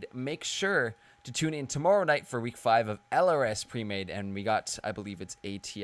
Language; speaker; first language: English; native; English